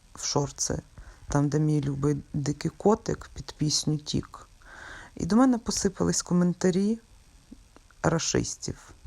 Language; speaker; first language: Ukrainian; non-native, local second language; Russian